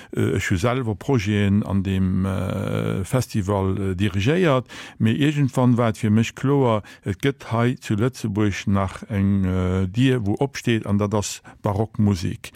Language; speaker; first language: Luxembourgish; native; Luxembourgish